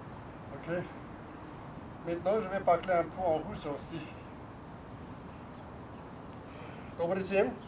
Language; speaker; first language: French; non-native, fluent; Chinese